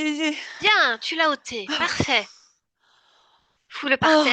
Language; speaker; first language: French; native; French